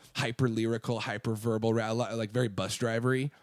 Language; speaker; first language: English; native; English